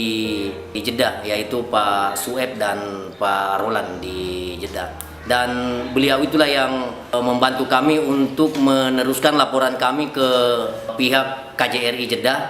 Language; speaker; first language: Indonesian; non-native, local second language; Buginese